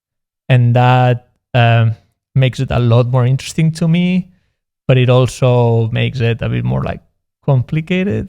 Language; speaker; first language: English; non-native, fluent; Spanish